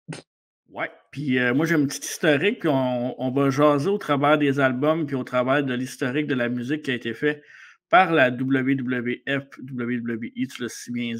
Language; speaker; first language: French; native; French